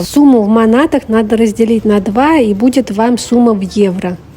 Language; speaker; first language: Russian; native; Russian